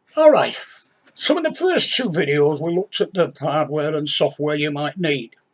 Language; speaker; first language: English; native; English